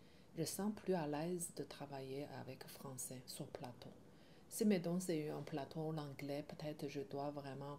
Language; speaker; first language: French; non-native, learner; Chinese